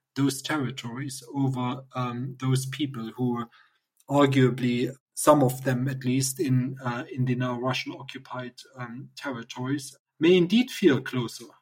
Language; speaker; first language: English; non-native, fluent; German